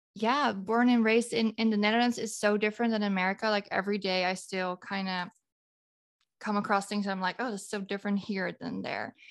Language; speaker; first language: English; non-native, fluent; Dutch